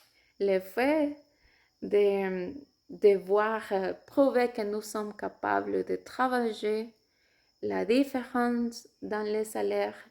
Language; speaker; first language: French; non-native, fluent; Spanish